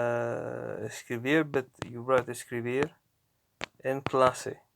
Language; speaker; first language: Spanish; non-native, learner; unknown